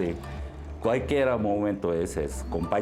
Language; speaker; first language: Spanish; non-native, learner; Korean